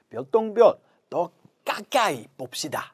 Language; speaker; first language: Korean; non-native, learner; English